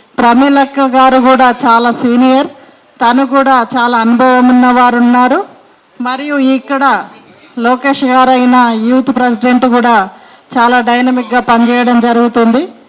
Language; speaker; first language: Telugu; native; Telugu